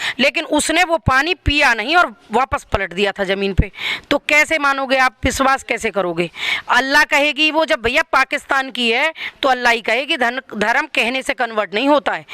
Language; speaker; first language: Hindi; native; Hindi